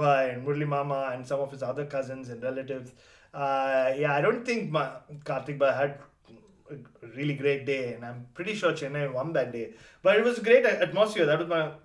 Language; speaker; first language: English; non-native, local second language; Tamil